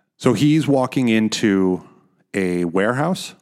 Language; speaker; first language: English; native; English